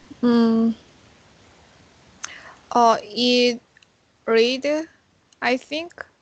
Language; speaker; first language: English; non-native, learner; Korean